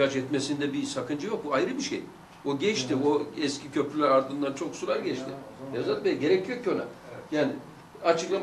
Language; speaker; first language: Turkish; native; Turkish